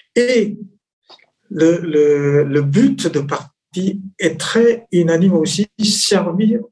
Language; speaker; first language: French; non-native, fluent; Chinese